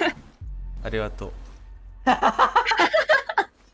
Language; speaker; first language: Japanese; non-native, learner; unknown